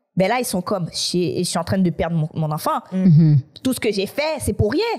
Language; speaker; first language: French; native; French